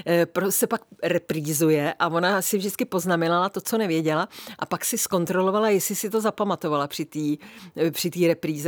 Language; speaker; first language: Czech; native; Czech